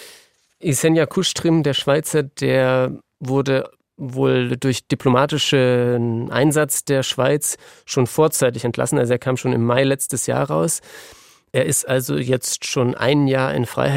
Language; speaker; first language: German; native; German